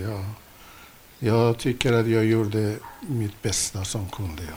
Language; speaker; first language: Swedish; non-native, fluent; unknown